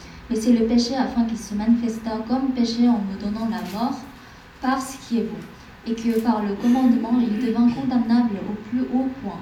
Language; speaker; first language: French; non-native, fluent; Korean